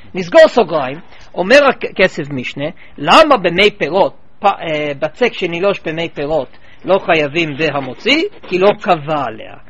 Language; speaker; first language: Hebrew; non-native, fluent; English